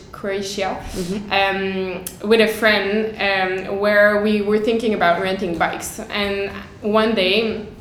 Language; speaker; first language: English; native; English